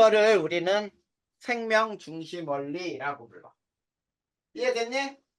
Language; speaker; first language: Korean; native; Korean